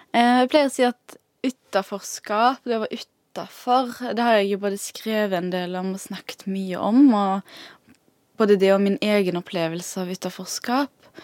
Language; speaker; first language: Norwegian; early bilingual, other home language; Arabic